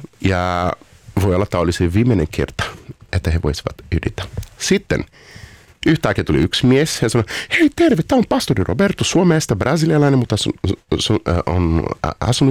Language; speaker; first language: Finnish; non-native, fluent; Portuguese